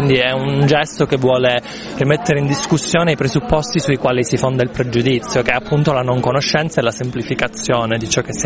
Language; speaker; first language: Italian; native; Italian